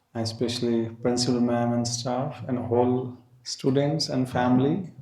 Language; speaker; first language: English; non-native, local second language; Hindi